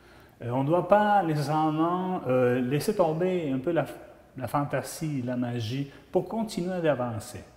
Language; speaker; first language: French; non-native, fluent; Spanish